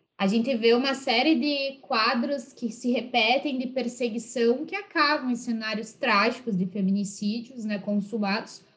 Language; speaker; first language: Portuguese; native; Portuguese